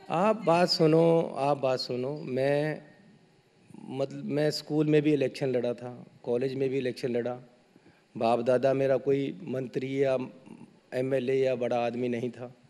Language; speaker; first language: Hindi; native; Hindi